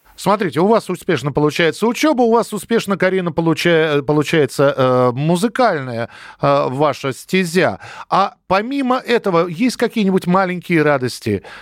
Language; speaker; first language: Russian; native; Russian